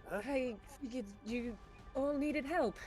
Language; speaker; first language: English; native; English